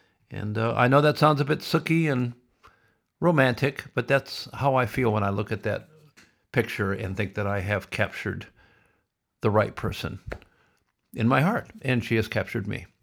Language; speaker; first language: English; native; English